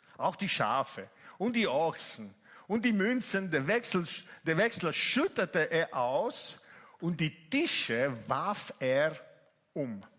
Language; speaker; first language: German; non-native, fluent; Italian